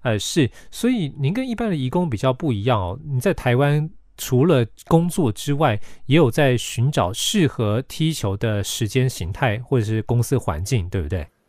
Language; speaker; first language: Chinese; native; Chinese